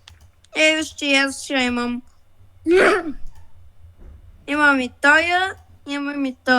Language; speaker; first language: Bulgarian; native; Bulgarian